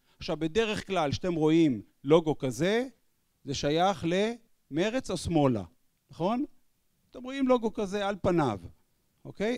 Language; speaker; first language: Hebrew; native; Hebrew